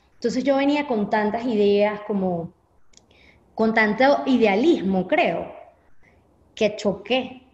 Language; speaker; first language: Spanish; native; Spanish